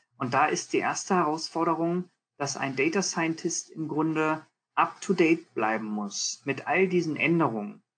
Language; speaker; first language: German; early bilingual, heritage; German